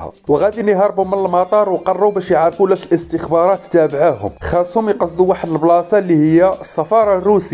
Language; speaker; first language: Arabic; native; Arabic